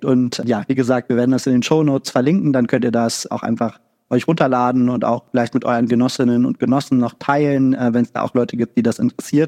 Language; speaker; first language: German; native; German